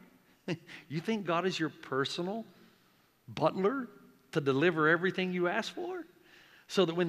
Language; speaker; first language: English; native; English